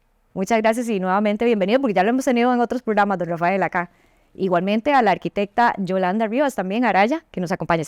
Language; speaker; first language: Spanish; native; Spanish